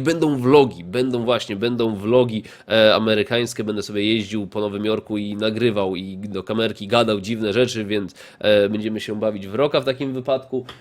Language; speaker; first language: Polish; native; Polish